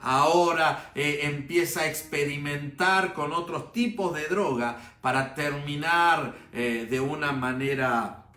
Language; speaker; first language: Spanish; native; Spanish